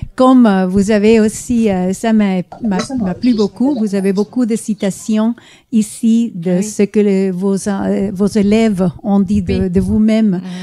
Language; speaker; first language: French; non-native, fluent; Spanish